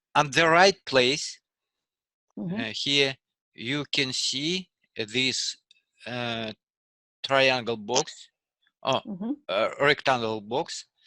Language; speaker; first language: English; non-native, learner; Russian